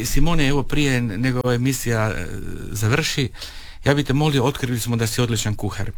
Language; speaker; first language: Serbian; native; Serbian